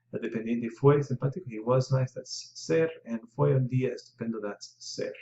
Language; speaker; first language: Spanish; non-native, fluent; English